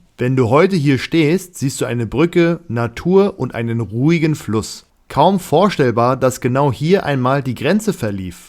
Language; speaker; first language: German; native; German